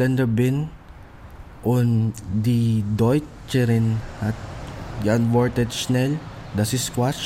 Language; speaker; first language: German; non-native, learner; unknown